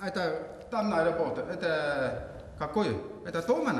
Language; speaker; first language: Russian; non-native, learner; Korean